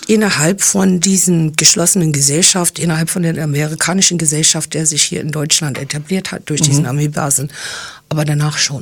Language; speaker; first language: German; non-native, fluent; English